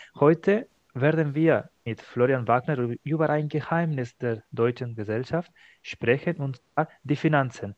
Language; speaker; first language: German; non-native, fluent; Spanish